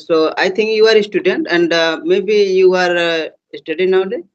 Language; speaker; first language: English; non-native, learner; Hindi